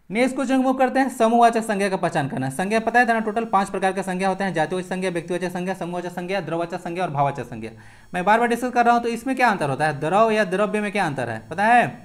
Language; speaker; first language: Hindi; native; Hindi